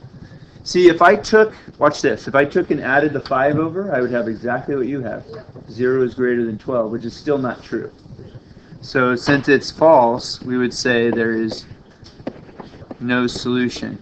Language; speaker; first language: English; native; English